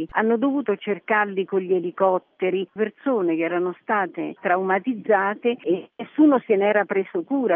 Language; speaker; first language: Italian; native; Italian